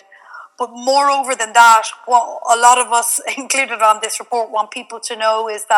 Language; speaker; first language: English; native; English